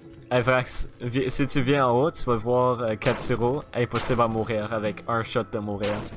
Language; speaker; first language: French; native; French